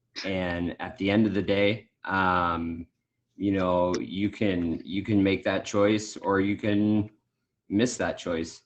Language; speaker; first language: English; native; English